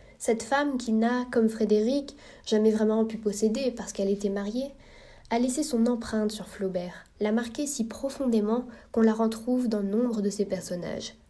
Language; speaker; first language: French; native; French